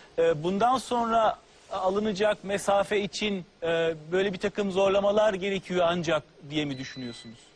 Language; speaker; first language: Turkish; native; Turkish